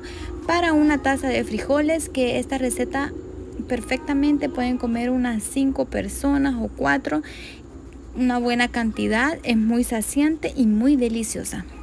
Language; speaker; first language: Spanish; native; Spanish